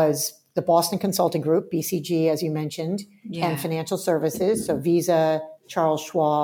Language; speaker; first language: English; native; English